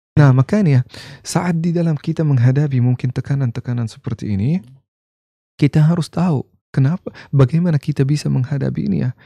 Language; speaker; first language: Indonesian; non-native, fluent; Arabic